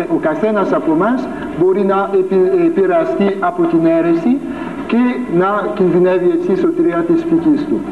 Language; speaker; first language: Greek; non-native, fluent; French